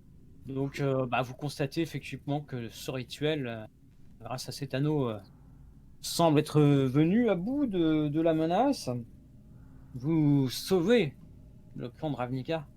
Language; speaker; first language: French; native; French